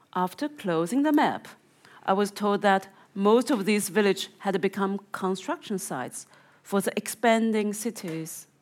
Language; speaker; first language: English; non-native, fluent; Chinese